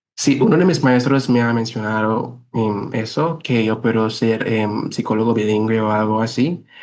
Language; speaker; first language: Spanish; non-native, fluent; English